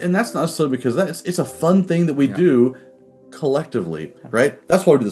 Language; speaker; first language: English; native; English